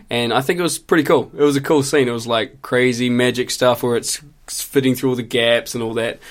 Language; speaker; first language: English; native; English